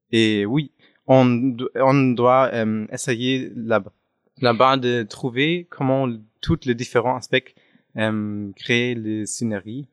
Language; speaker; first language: French; non-native, fluent; German